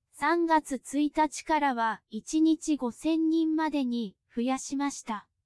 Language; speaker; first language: Japanese; non-native, fluent; Cantonese